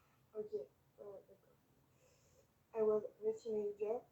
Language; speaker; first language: English; non-native, learner; French